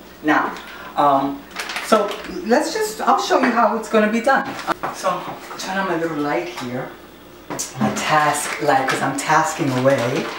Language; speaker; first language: English; early bilingual, other home language; Spanish